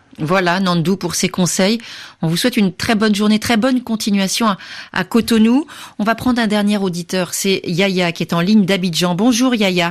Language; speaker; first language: French; native; French